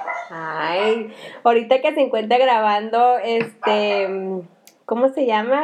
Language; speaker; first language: Spanish; early bilingual, heritage; Spanish